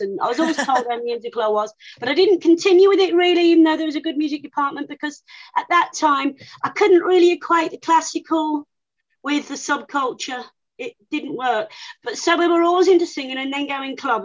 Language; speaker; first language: English; native; English